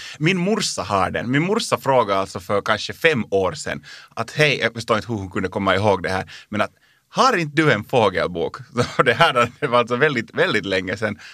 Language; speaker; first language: Swedish; native; Swedish